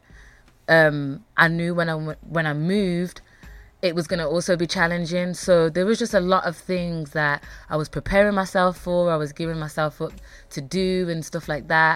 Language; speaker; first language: English; native; English